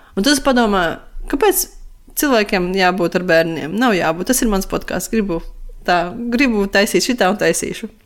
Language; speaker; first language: Latvian; non-native, local second language; Russian